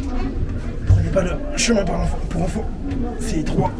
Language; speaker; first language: French; native; French